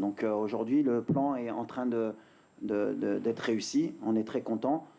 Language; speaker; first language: French; native; French